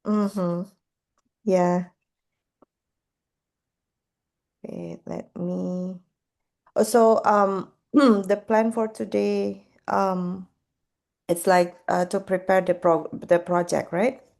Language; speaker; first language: English; non-native, fluent; Indonesian